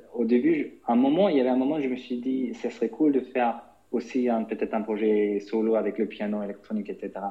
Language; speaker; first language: French; non-native, fluent; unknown